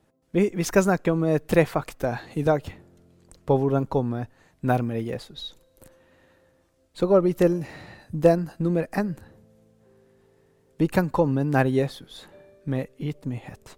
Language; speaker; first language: Norwegian; non-native, fluent; Spanish